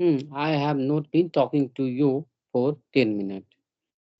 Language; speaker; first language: English; non-native, learner; Hindi